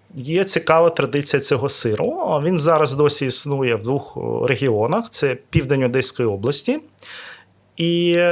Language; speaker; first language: Ukrainian; non-native, local second language; Russian